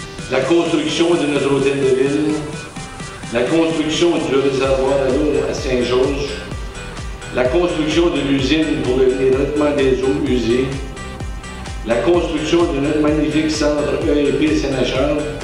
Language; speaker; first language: French; native; French